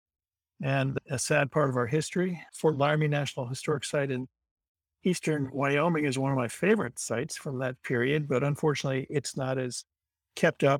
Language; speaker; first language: English; native; English